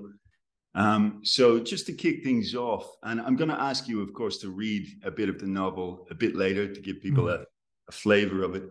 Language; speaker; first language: English; native; English